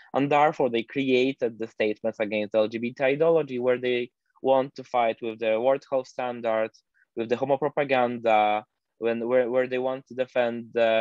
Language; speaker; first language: English; non-native, fluent; Polish